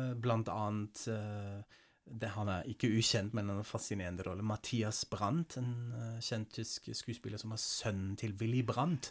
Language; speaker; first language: Norwegian; non-native, fluent; German